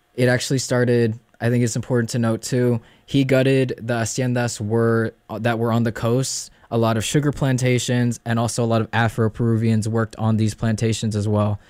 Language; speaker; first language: English; early bilingual, other home language; Spanish